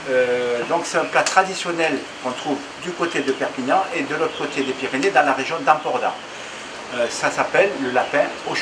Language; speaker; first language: French; native; French